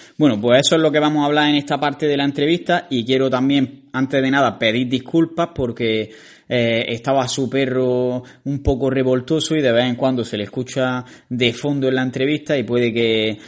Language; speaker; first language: Spanish; native; Spanish